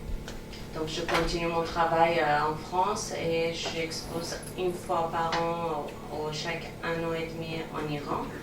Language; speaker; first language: French; non-native, fluent; Persian